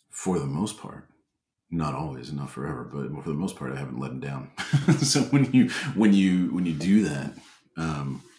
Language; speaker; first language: English; native; English